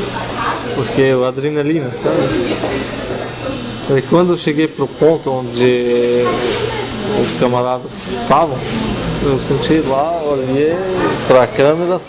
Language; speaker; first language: Portuguese; non-native, fluent; Arabic